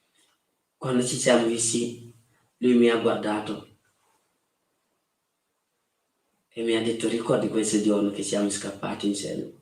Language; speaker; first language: Italian; non-native, fluent; Wolof